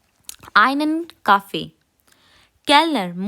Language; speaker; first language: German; non-native, fluent; Hindi